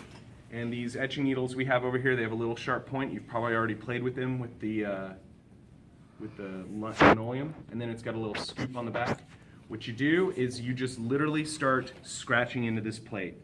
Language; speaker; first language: English; native; English